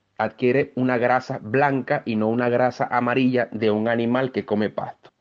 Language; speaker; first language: Spanish; native; Spanish